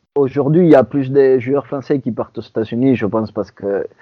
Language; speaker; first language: French; non-native, fluent; Spanish